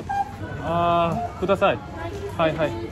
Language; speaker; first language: Korean; native; Korean